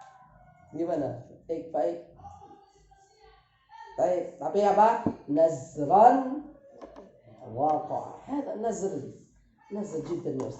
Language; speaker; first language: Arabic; non-native, fluent; Indonesian